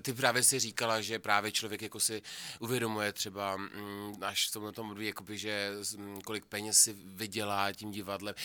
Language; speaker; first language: Czech; native; Czech